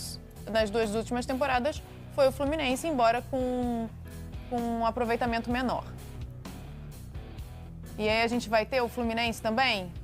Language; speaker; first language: Portuguese; native; Portuguese